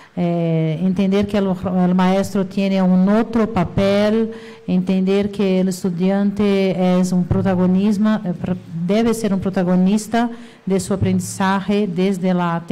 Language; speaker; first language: Spanish; non-native, fluent; Portuguese